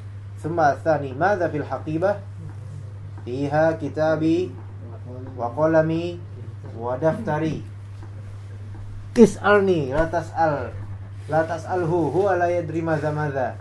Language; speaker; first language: Arabic; non-native, fluent; Indonesian